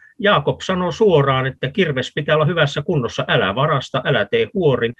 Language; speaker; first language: Finnish; native; Finnish